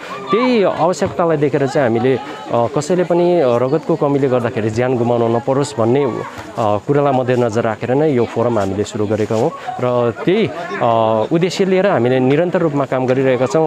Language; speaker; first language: Nepali; native; Nepali